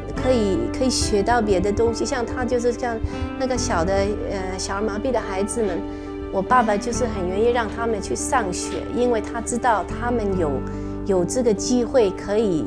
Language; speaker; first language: Chinese; non-native, local second language; Norwegian